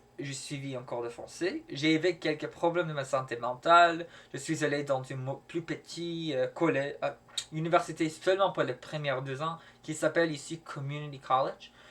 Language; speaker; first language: French; non-native, learner; English